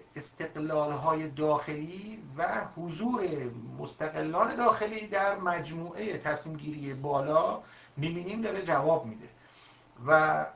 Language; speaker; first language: Persian; non-native, local second language; Azerbaijani